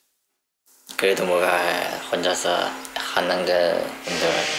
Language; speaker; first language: Korean; non-native, learner; Chinese